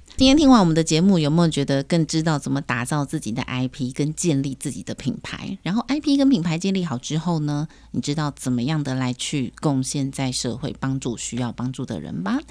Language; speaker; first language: Chinese; native; Chinese